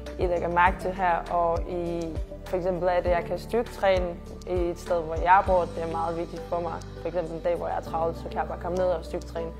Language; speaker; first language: Danish; non-native, learner; Portuguese